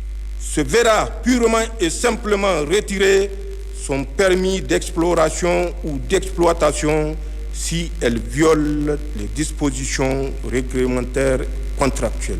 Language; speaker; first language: French; non-native, local second language; Hausa